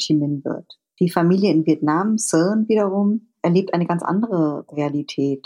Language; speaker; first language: German; early bilingual, other home language; Vietnamese